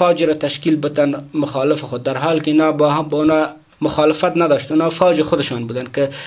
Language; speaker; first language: Persian; native; Persian